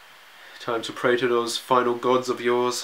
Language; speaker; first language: English; native; English